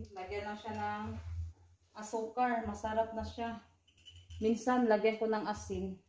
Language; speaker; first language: Filipino; non-native, local second language; Cebuano